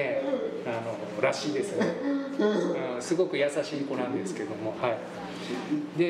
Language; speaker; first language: Japanese; native; Japanese